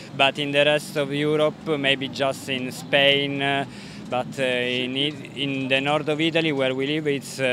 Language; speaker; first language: English; non-native, fluent; Italian